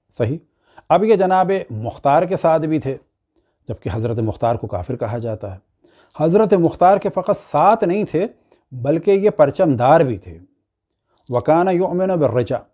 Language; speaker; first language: Urdu; native; Urdu